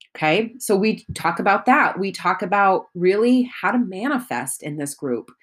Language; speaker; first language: English; native; English